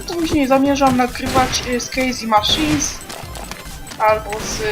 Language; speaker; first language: Polish; native; Polish